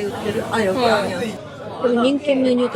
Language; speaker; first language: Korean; non-native, learner; Japanese